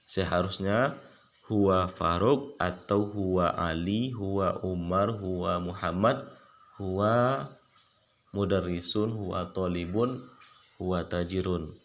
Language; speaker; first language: Arabic; non-native, fluent; Indonesian